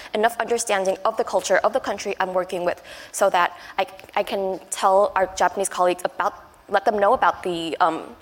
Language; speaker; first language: English; non-native, fluent; Chinese